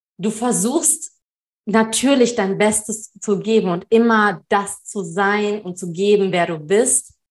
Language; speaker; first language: German; early bilingual, other home language; Tamil